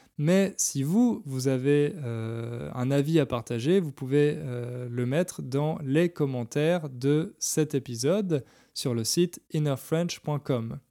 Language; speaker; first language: French; native; French